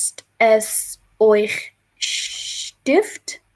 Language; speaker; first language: German; non-native, learner; Hindi